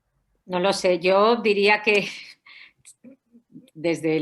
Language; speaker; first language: Spanish; native; Spanish